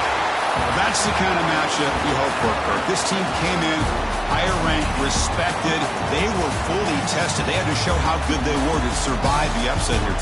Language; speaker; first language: English; native; English